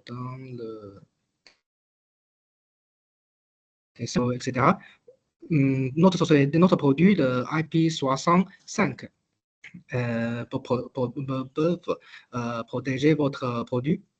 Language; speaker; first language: French; non-native, learner; Chinese